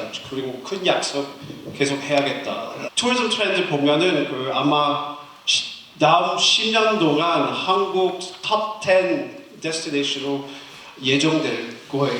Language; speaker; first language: Korean; non-native, fluent; English